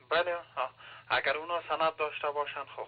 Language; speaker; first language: Persian; native; Persian